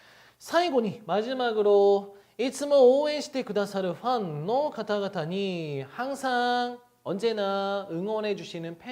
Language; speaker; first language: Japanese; non-native, fluent; Korean